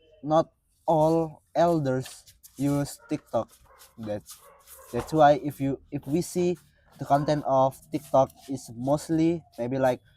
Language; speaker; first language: English; non-native, fluent; Indonesian